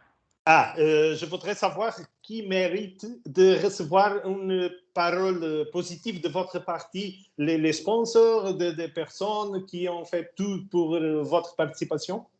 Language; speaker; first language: French; non-native, learner; Portuguese